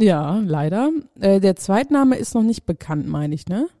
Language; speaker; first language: German; native; German